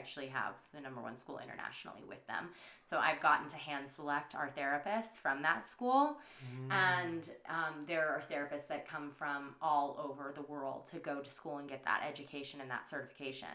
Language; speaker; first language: English; native; English